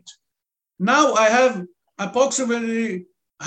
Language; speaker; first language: English; non-native, fluent; Arabic